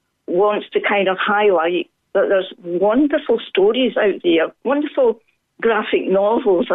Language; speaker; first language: English; native; English